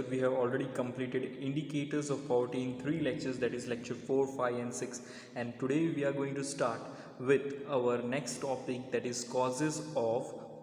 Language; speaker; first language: English; non-native, local second language; Hindi